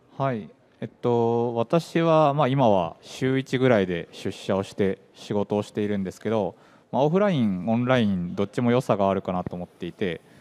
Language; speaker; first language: Japanese; native; Japanese